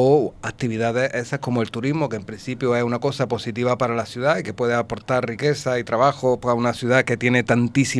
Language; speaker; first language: Spanish; native; Spanish